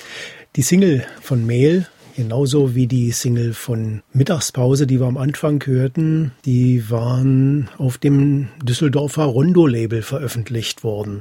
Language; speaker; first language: German; native; German